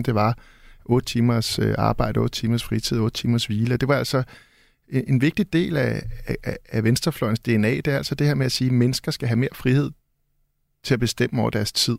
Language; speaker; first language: Danish; native; Danish